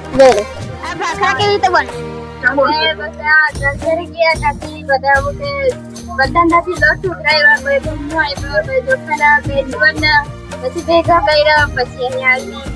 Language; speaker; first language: Gujarati; non-native, local second language; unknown